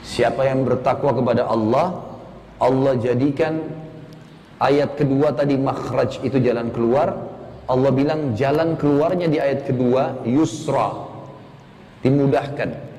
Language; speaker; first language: Indonesian; native; Indonesian